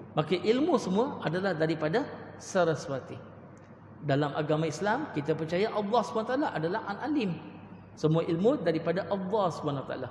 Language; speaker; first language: Malay; non-native, local second language; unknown